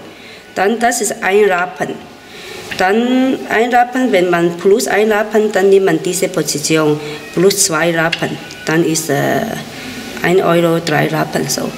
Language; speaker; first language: German; non-native, learner; Chinese